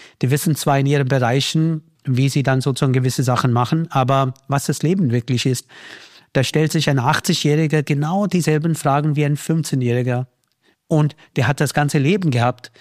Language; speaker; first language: German; non-native, fluent; Hindi